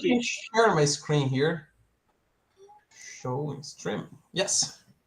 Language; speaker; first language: English; non-native, learner; Portuguese